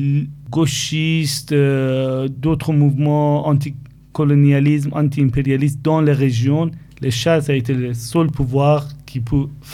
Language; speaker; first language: French; non-native, fluent; Persian